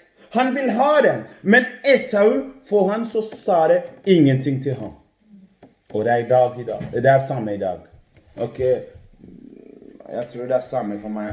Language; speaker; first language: Norwegian; non-native, fluent; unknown